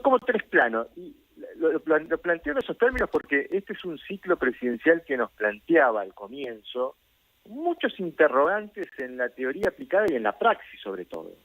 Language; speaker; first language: Spanish; native; Spanish